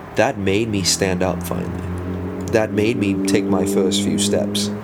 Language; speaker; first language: English; early bilingual, other home language; Afrikaans